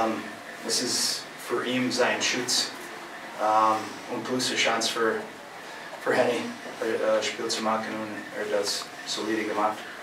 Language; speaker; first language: German; non-native, fluent; English